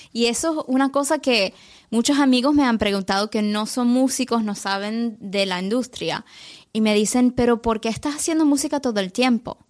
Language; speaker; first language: Spanish; early bilingual, heritage; English